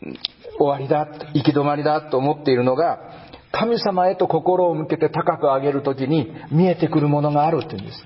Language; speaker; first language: Japanese; native; Japanese